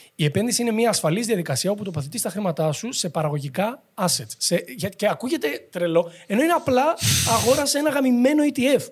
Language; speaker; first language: Greek; native; Greek